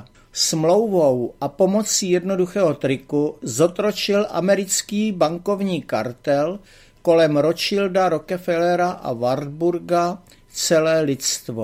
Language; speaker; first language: Czech; native; Czech